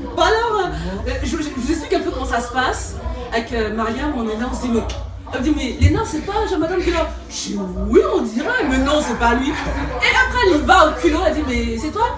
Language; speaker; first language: French; native; French